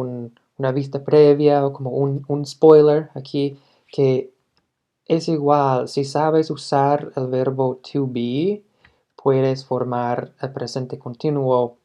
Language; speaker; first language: Spanish; non-native, fluent; English